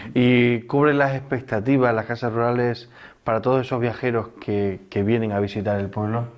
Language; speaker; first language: Spanish; native; Spanish